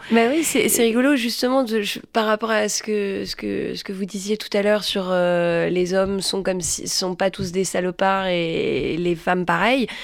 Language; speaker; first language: French; native; French